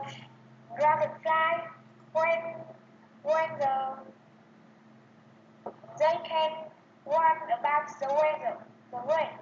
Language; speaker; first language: English; non-native, learner; Vietnamese